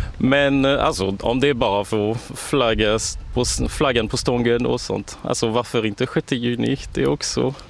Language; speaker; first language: Swedish; non-native, fluent; French